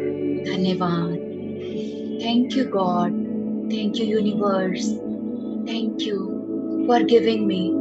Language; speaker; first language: Hindi; native; Hindi